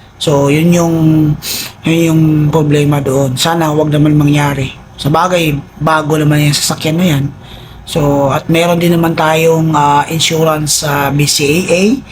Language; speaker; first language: Filipino; non-native, local second language; Cebuano